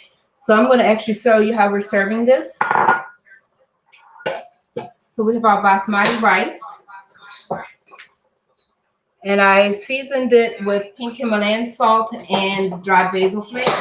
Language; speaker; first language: English; native; English